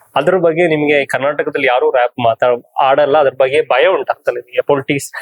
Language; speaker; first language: Kannada; native; Kannada